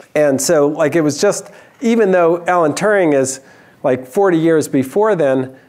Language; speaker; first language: English; native; English